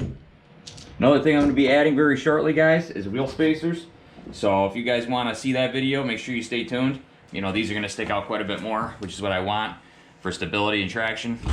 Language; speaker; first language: English; native; English